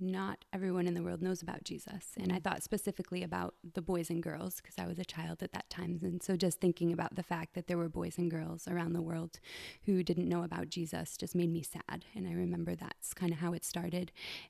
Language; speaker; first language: English; native; English